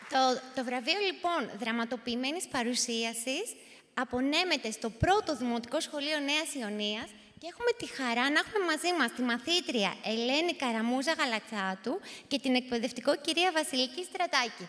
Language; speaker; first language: Greek; native; Greek